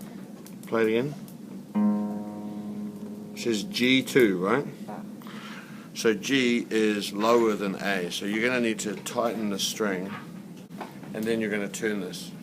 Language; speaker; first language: English; native; English